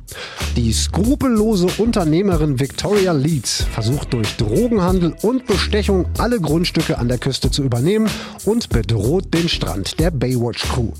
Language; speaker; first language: German; native; German